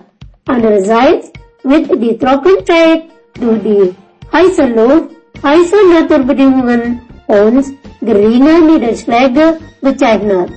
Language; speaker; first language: German; non-native, fluent; Indonesian